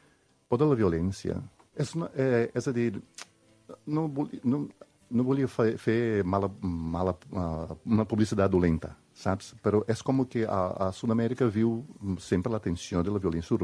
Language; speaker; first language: Catalan; non-native, fluent; Portuguese